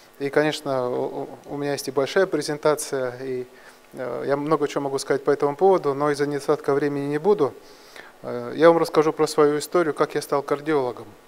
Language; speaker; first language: Russian; non-native, local second language; Georgian